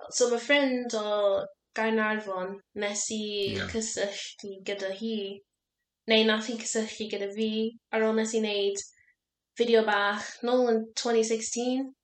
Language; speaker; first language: Welsh; non-native, learner; English